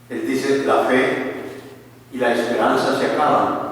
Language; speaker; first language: Spanish; native; Spanish